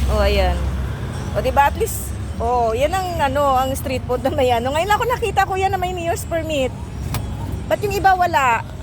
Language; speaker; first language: Filipino; non-native, local second language; Hiligaynon